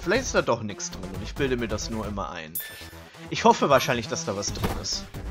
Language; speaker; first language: German; native; German